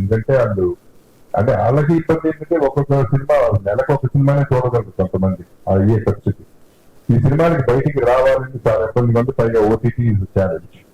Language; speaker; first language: Telugu; native; Telugu